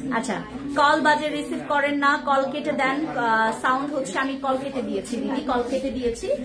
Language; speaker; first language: Bangla; non-native, local second language; Khasi